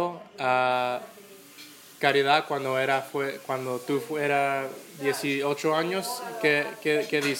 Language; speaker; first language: Spanish; early bilingual, heritage; Spanish